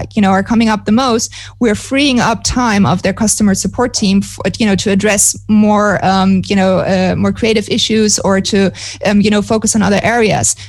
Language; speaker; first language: English; non-native, fluent; German